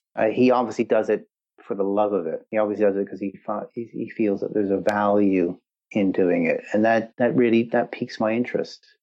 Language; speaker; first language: English; native; English